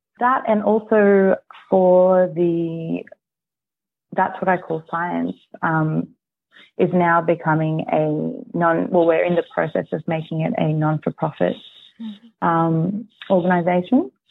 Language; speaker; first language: English; early bilingual, heritage; English